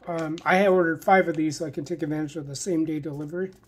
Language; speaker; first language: English; native; English